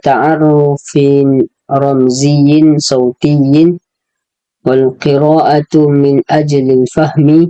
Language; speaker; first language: Arabic; non-native, learner; Indonesian